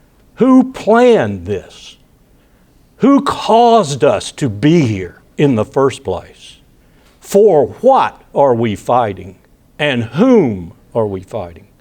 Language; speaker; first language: English; native; English